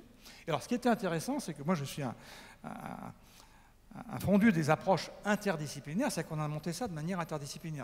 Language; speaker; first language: French; native; French